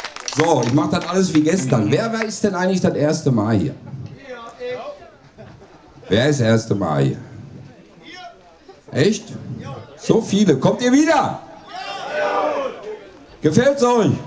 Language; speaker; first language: German; native; German